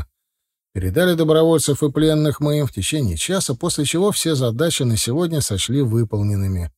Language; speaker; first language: Russian; native; Russian